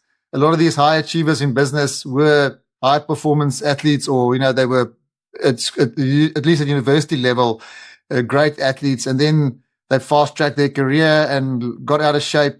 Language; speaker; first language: English; non-native, local second language; Afrikaans